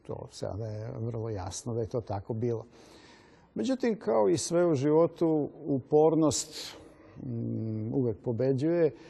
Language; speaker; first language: Serbian; native; Serbian